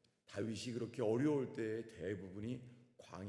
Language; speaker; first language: Korean; native; Korean